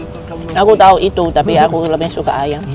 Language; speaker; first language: Indonesian; non-native, learner; Chinese